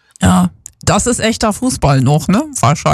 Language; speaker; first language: German; native; German